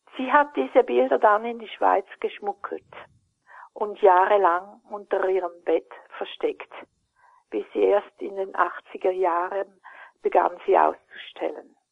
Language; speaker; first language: German; native; German